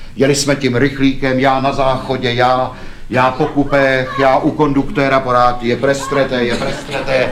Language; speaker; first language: Czech; native; Czech